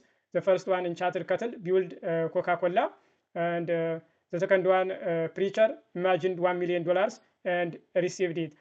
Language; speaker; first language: English; non-native, fluent; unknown